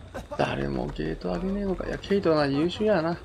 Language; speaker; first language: Japanese; native; Japanese